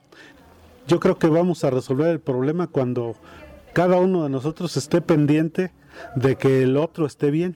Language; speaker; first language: Spanish; native; Spanish